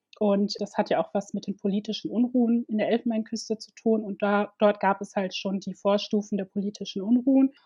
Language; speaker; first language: German; early bilingual, other home language; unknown